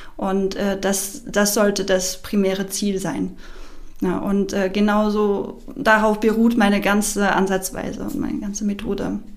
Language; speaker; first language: German; non-native, fluent; French